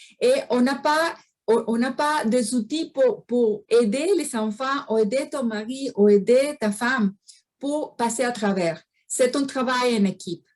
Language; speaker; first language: French; non-native, fluent; Spanish